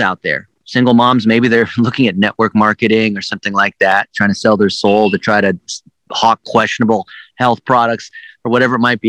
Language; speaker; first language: English; early bilingual, other home language; Chinese